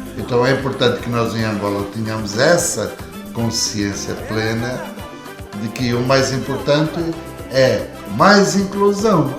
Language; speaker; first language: Portuguese; native; Portuguese